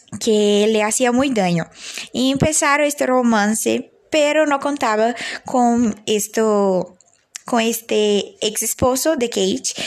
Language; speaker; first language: Spanish; non-native, learner; Portuguese